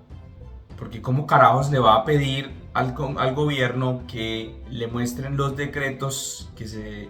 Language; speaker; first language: Spanish; native; Spanish